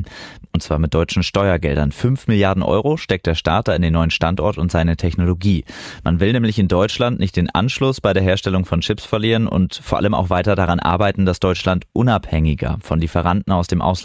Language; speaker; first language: German; native; German